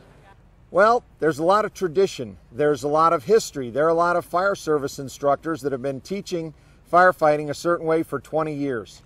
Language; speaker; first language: English; native; English